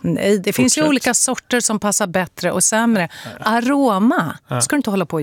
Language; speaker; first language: Swedish; native; Swedish